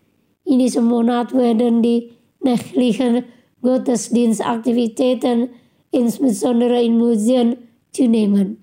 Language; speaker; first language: German; non-native, fluent; Indonesian